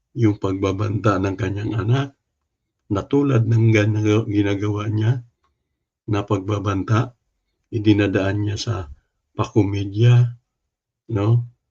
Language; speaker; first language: Filipino; non-native, local second language; Cebuano